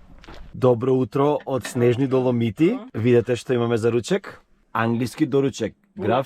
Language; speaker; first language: Macedonian; native; Macedonian